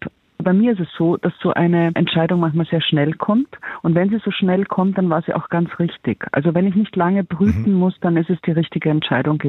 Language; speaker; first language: German; native; German